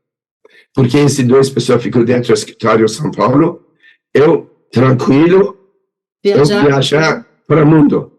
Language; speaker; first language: Portuguese; non-native, learner; Persian